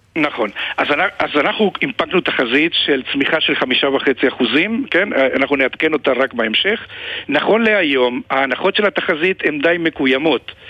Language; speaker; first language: Hebrew; non-native, fluent; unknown